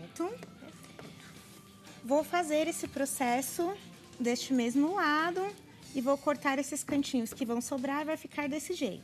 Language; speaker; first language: Portuguese; native; Portuguese